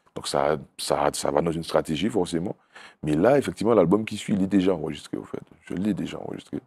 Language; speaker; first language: French; native; French